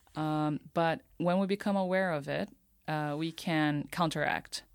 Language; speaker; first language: English; non-native, fluent; Portuguese